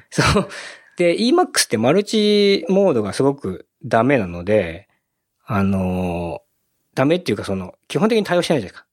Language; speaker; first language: Japanese; native; Japanese